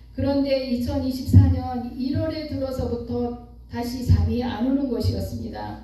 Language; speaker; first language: Korean; native; Korean